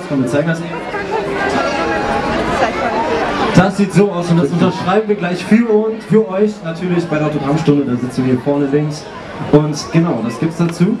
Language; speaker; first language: German; native; German